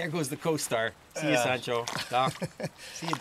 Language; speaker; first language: English; native; English